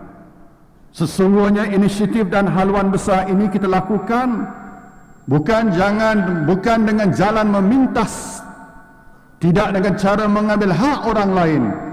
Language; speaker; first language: Malay; native; Malay